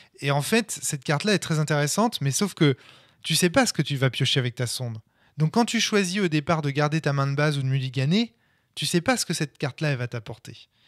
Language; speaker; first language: French; native; French